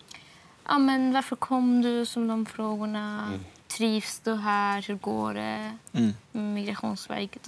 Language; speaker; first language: Swedish; non-native, fluent; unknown